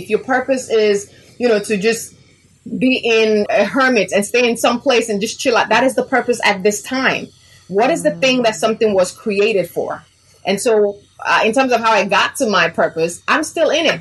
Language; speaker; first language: English; non-native, local second language; Yoruba